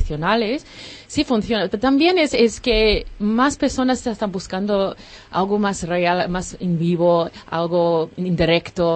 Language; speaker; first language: Spanish; non-native, learner; English